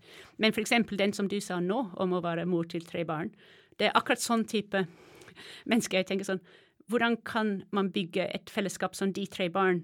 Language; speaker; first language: Norwegian; non-native, fluent; English